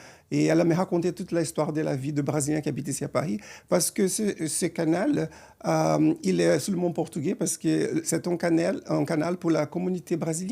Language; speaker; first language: French; non-native, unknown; Portuguese